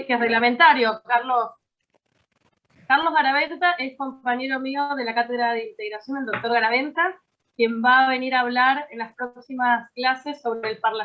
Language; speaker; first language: Spanish; native; Spanish